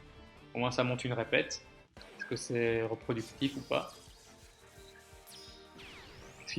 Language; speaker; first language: French; native; French